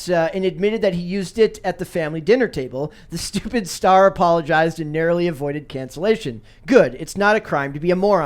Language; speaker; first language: English; native; English